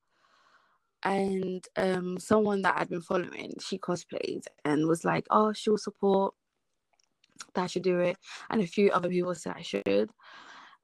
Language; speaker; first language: English; native; English